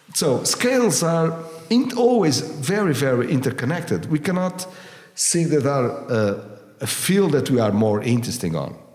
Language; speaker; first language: English; non-native, fluent; Portuguese